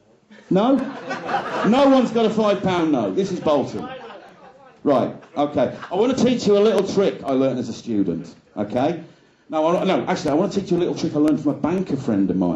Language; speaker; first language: English; native; English